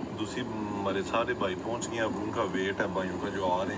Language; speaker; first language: Hindi; non-native, local second language; Punjabi